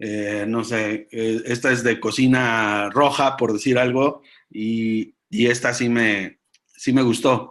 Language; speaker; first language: Spanish; native; Spanish